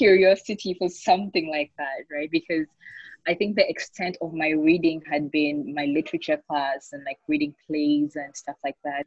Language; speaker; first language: English; non-native, local second language; Ganda